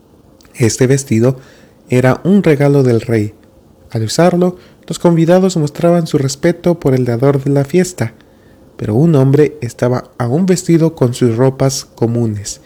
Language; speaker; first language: Spanish; native; Spanish